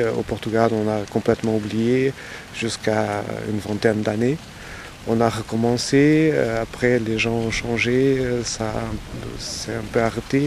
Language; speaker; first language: French; non-native, fluent; Portuguese